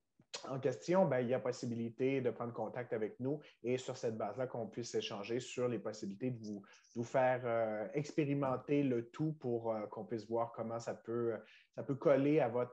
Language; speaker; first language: French; native; French